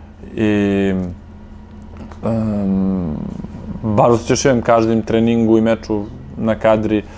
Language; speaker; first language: Polish; non-native, fluent; Serbian